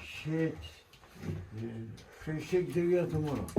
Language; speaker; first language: Ukrainian; native; Ukrainian